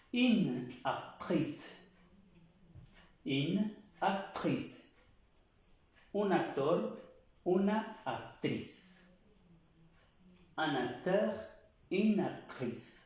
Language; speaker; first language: French; non-native, fluent; Spanish